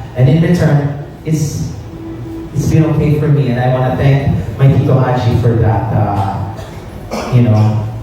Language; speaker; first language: English; native; English